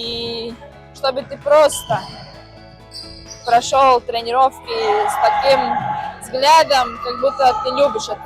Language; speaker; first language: Russian; non-native, fluent; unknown